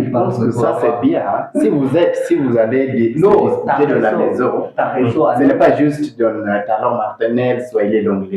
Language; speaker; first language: French; non-native, learner; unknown